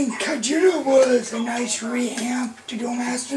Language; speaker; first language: English; native; English